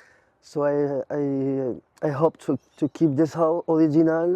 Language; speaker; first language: English; non-native, learner; Arabic